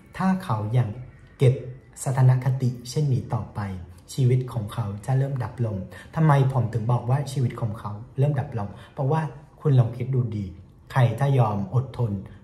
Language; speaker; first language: Thai; non-native, fluent; Vietnamese